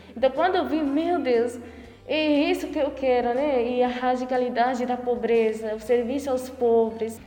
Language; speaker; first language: Portuguese; non-native, fluent; Spanish